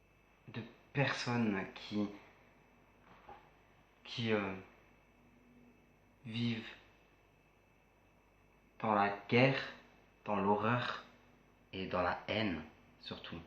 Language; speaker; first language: French; native; French